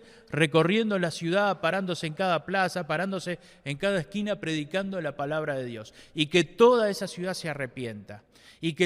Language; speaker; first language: Spanish; native; Spanish